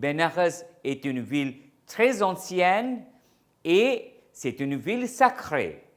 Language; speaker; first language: French; non-native, fluent; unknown